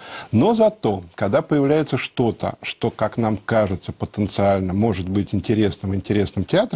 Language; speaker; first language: Russian; native; Russian